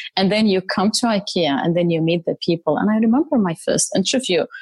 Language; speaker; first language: English; non-native, fluent; Arabic